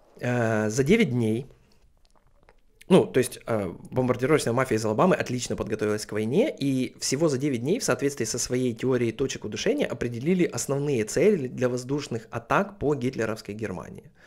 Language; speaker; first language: Russian; native; Russian